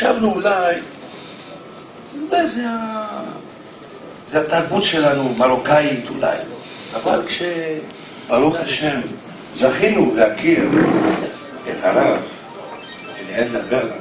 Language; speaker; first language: Hebrew; non-native, fluent; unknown